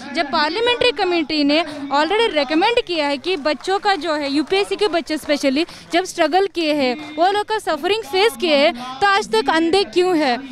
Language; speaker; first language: Hindi; non-native, local second language; Kannada